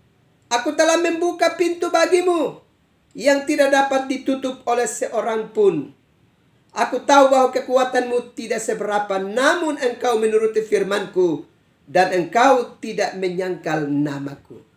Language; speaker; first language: Indonesian; native; Indonesian